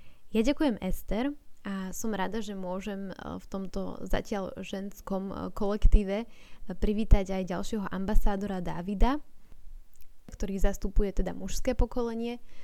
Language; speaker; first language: Slovak; native; Slovak